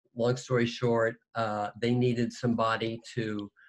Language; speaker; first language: English; native; English